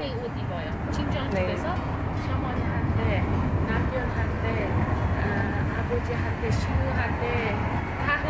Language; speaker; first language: Korean; non-native, learner; Uzbek